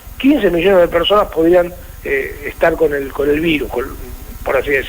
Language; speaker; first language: Spanish; native; Spanish